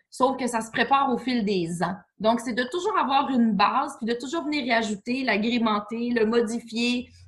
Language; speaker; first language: French; native; French